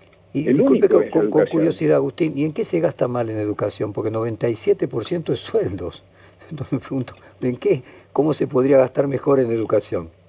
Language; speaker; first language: Spanish; native; Spanish